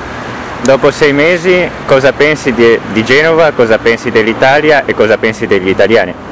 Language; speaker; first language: Italian; native; Italian